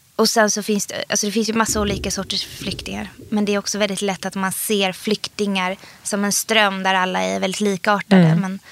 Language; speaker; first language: Swedish; early bilingual, other home language; Persian